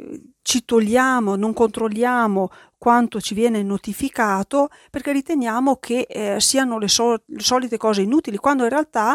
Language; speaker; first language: Italian; native; Italian